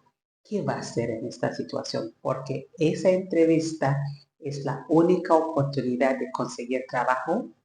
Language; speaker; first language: Spanish; non-native, learner; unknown